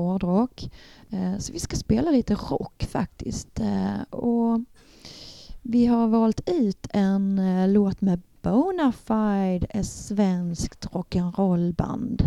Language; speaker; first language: Swedish; native; Swedish